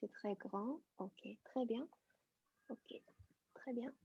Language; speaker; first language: French; non-native, fluent; Chinese